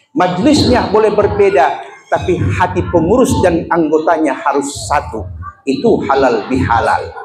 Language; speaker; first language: Malay; native; Malay